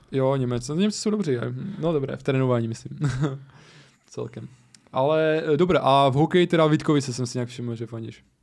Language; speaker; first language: Czech; native; Czech